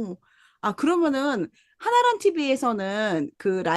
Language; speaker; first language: Korean; native; Korean